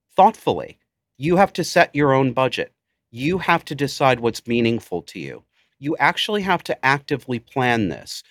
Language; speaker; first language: English; native; English